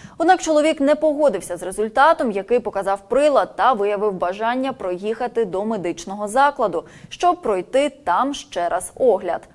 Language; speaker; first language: Ukrainian; native; Ukrainian